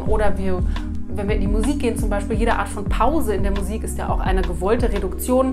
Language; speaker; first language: German; native; German